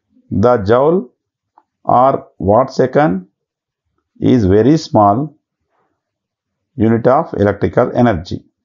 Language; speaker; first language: English; non-native, local second language; Telugu